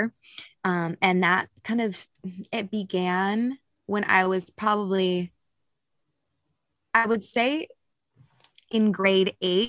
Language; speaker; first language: English; native; English